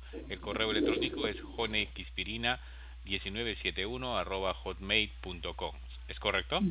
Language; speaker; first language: Spanish; native; Spanish